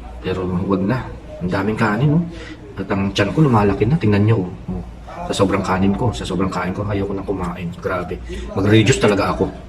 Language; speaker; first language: Filipino; non-native, local second language; Pampanga